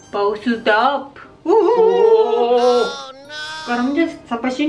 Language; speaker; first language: Indonesian; non-native, learner; Japanese